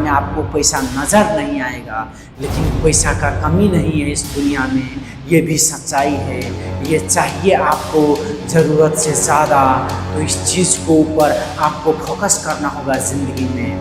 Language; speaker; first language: Hindi; non-native, local second language; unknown